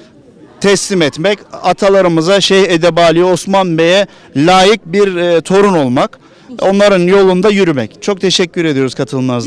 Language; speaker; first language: Turkish; native; Turkish